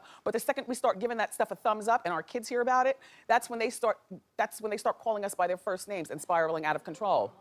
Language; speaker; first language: English; native; English